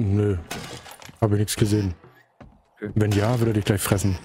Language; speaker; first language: German; native; German